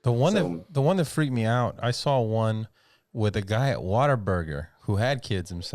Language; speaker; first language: English; native; English